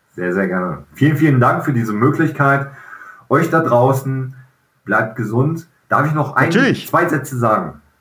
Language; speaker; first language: German; native; German